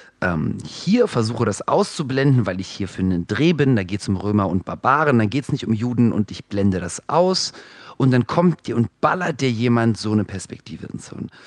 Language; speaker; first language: German; early bilingual, other home language; Russian